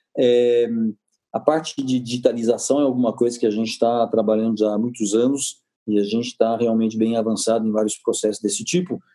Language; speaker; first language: Portuguese; non-native, fluent; French